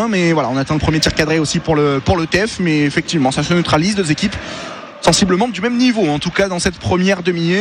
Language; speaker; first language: French; native; French